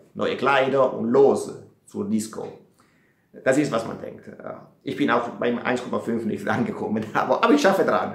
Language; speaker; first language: German; non-native, fluent; Italian